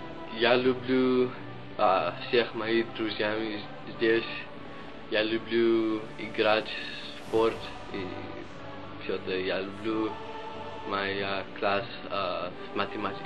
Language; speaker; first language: Russian; non-native, learner; English